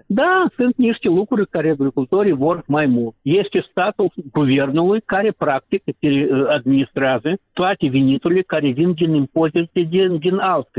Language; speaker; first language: Romanian; non-native, local second language; Russian